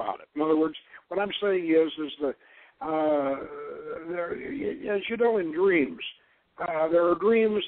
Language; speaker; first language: English; native; English